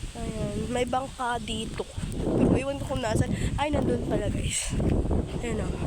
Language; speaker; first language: Filipino; non-native, local second language; Cebuano